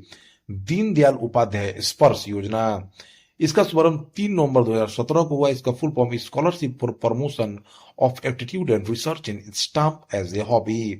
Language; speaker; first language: Hindi; native; Hindi